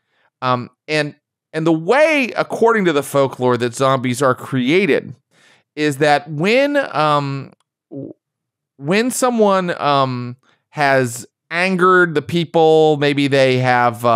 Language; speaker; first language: English; native; English